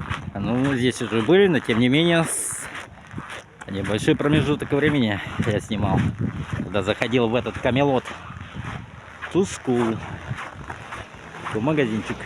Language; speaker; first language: Russian; native; Russian